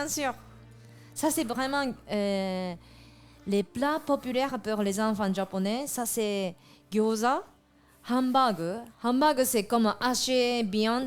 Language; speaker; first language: French; non-native, fluent; Japanese